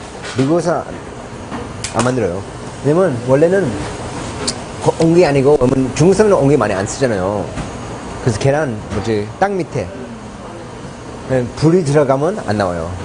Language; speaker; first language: Korean; early bilingual, heritage; Korean